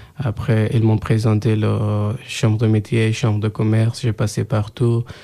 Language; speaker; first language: French; non-native, learner; Persian